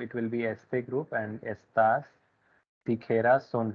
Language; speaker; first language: Spanish; non-native, fluent; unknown